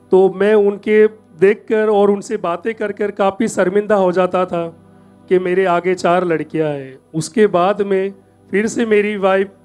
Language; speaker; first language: Hindi; native; Hindi